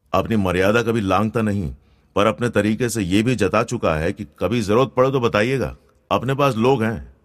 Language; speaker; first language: Hindi; non-native, local second language; Gujarati